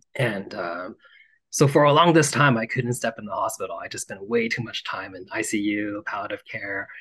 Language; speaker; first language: English; native; English